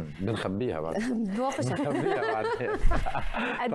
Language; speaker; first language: Arabic; native; Arabic